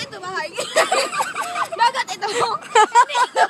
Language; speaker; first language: Filipino; non-native, local second language; Cebuano